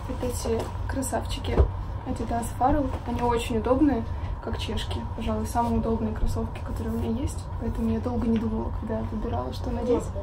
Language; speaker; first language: Russian; native; Russian